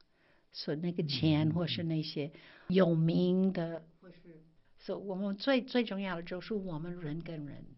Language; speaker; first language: Chinese; non-native, fluent; English